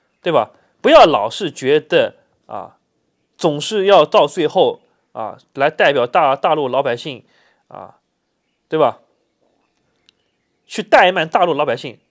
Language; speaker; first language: Chinese; native; Chinese